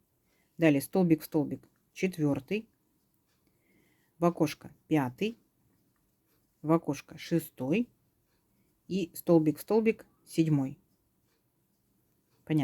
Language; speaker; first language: Russian; native; Russian